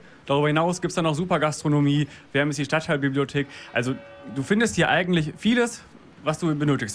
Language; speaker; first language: German; native; German